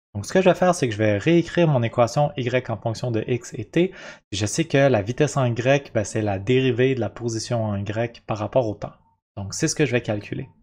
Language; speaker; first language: French; native; French